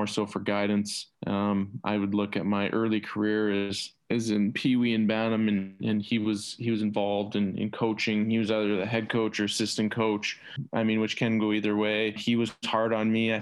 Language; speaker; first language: English; native; English